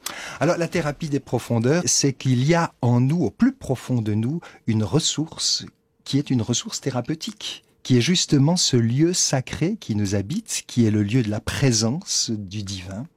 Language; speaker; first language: French; native; French